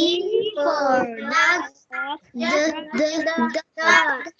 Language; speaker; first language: English; non-native, learner; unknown